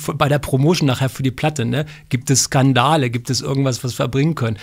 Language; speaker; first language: German; native; German